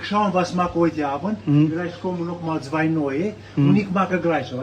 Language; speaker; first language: German; non-native, learner; Italian